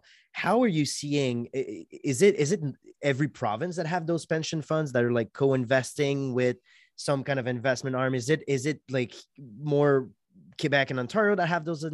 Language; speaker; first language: English; non-native, fluent; French